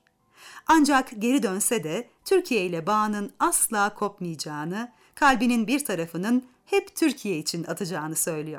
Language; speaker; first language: Turkish; native; Turkish